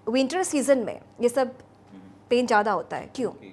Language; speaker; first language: Hindi; non-native, local second language; Assamese